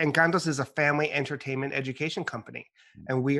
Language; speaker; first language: English; native; English